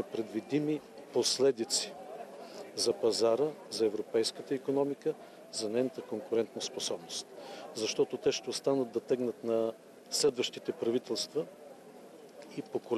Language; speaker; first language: Bulgarian; native; Bulgarian